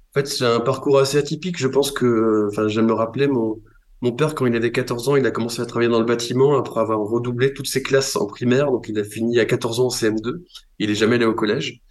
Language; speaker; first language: French; native; French